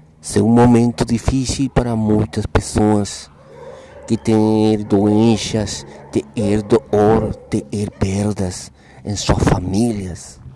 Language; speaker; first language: Portuguese; non-native, learner; Spanish